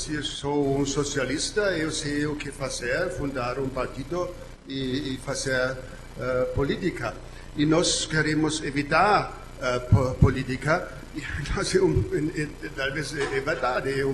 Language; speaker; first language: Portuguese; non-native, learner; German